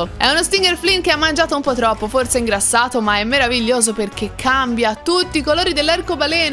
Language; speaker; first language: Italian; native; Italian